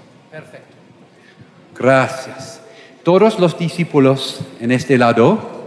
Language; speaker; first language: Spanish; non-native, learner; English